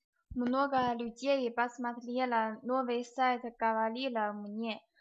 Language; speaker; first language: Russian; non-native, learner; Chinese